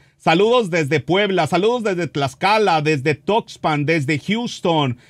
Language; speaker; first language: Spanish; native; Spanish